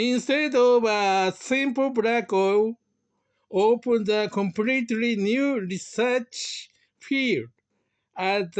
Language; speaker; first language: English; non-native, learner; Japanese